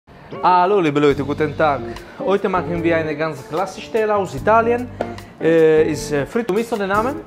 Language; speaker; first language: German; non-native, learner; Italian